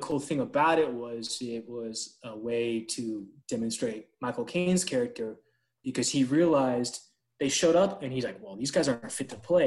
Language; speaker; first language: English; native; English